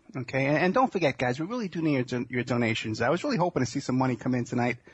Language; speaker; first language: English; native; English